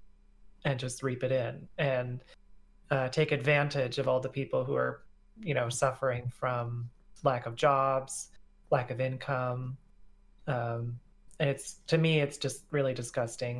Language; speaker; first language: English; native; English